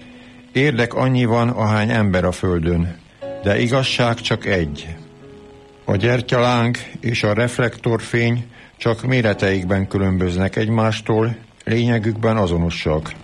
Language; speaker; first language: Hungarian; native; Hungarian